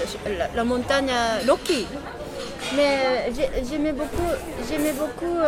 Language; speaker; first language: French; non-native, learner; Japanese